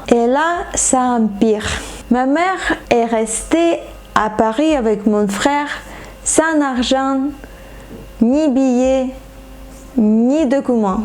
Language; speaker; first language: French; non-native, fluent; Ukrainian